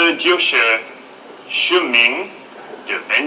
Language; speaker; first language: Chinese; non-native, learner; English